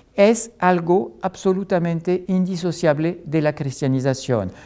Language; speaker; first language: Spanish; non-native, fluent; French